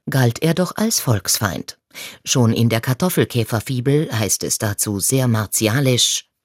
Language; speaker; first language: German; native; German